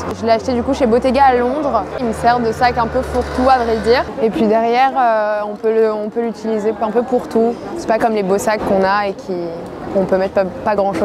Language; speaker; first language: French; native; French